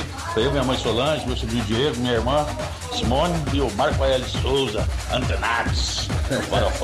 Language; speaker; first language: Portuguese; native; Portuguese